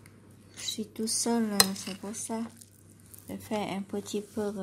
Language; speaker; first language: French; non-native, learner; Vietnamese